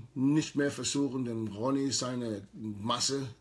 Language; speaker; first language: German; native; German